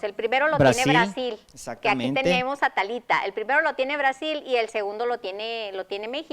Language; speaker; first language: Spanish; native; Spanish